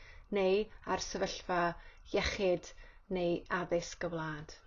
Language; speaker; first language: Welsh; native; Welsh